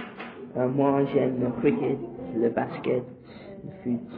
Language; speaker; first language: French; non-native, learner; English